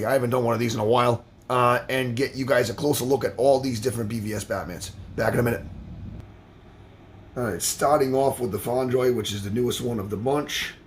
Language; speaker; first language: English; native; English